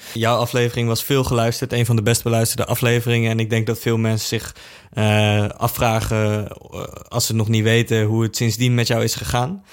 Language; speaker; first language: Dutch; native; Dutch